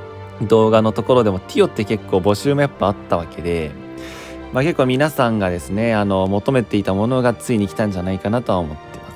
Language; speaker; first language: Japanese; native; Japanese